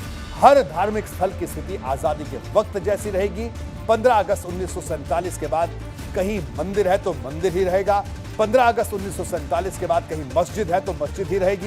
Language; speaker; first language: Hindi; native; Hindi